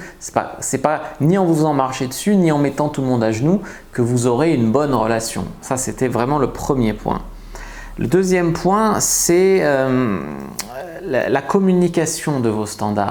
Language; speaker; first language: French; native; French